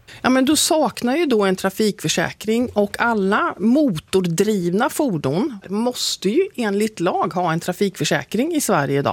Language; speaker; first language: Swedish; native; Swedish